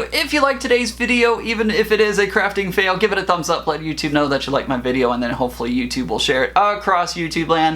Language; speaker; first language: English; native; English